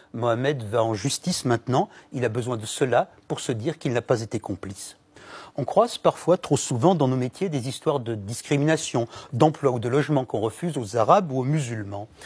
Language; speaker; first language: French; native; French